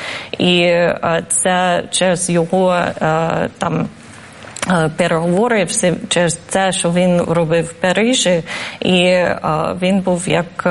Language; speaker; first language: Ukrainian; non-native, fluent; English